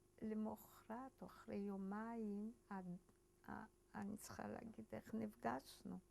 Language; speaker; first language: Hebrew; early bilingual, other home language; Polish